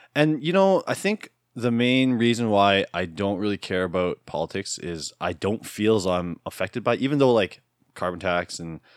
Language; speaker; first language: English; native; English